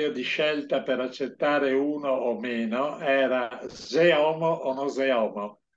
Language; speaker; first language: Italian; non-native, local second language; Friulian